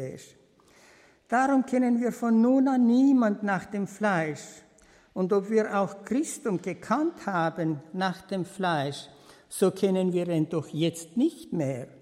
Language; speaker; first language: German; early bilingual, heritage; German